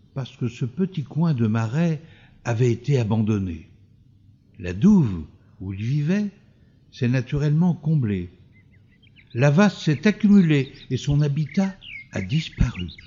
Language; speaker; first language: French; native; French